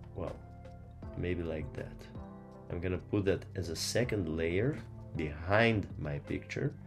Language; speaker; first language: English; non-native, fluent; Portuguese